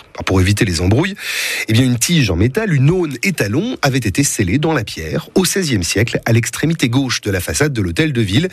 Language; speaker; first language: French; native; French